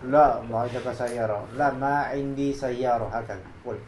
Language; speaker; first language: Arabic; non-native, fluent; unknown